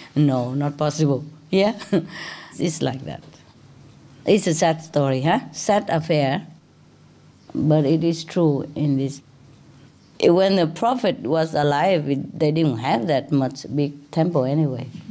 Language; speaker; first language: English; non-native, fluent; Vietnamese